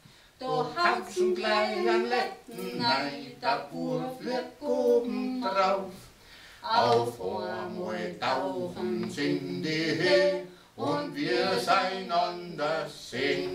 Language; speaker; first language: German; native; German